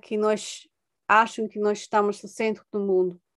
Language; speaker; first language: Portuguese; non-native, fluent; English